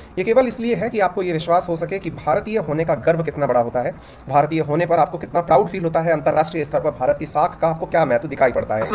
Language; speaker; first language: Hindi; native; Hindi